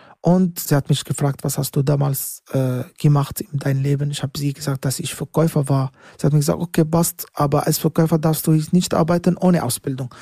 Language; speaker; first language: German; non-native, learner; Arabic